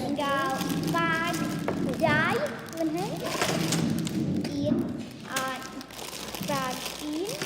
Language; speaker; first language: Welsh; non-native, local second language; English